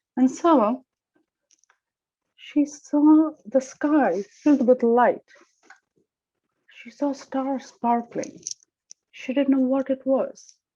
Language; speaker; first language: English; non-native, local second language; Tamil